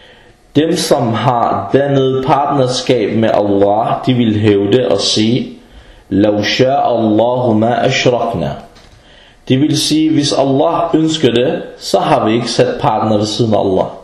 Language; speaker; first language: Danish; early bilingual, other home language; Arabic